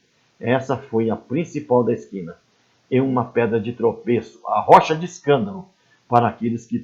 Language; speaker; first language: Portuguese; native; Portuguese